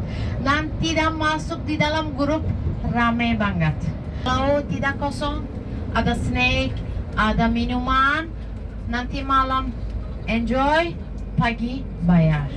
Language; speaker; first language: Indonesian; non-native, fluent; Turkish